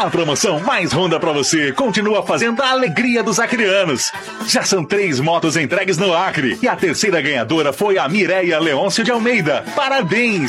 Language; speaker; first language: Portuguese; native; Portuguese